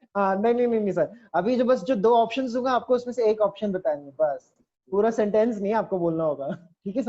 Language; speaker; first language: Hindi; native; Hindi